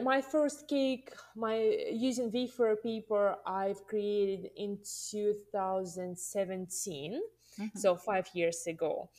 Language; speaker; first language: English; non-native, fluent; Russian